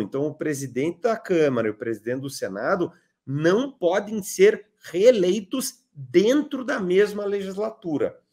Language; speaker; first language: Portuguese; native; Portuguese